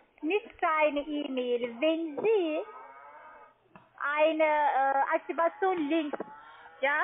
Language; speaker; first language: German; non-native, learner; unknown